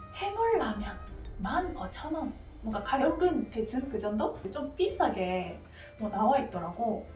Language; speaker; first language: Korean; non-native, fluent; Japanese